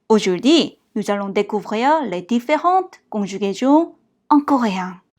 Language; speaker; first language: French; non-native, fluent; Korean